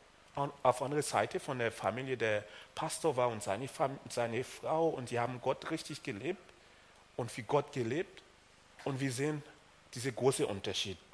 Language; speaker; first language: German; non-native, fluent; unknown